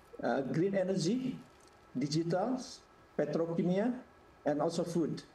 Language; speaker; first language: English; non-native, fluent; Indonesian